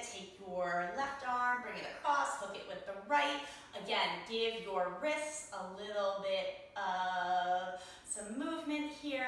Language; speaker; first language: English; native; English